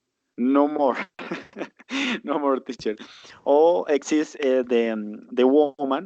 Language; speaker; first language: English; non-native, learner; Spanish